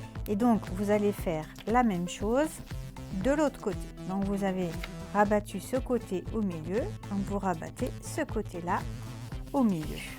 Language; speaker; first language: French; native; French